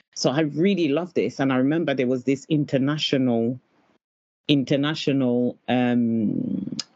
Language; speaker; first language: English; non-native, fluent; French